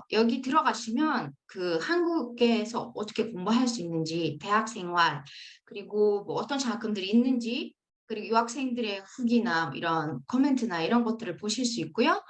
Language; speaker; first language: Korean; non-native, fluent; Uzbek